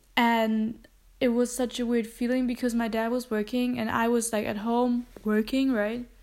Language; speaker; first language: English; non-native, fluent; German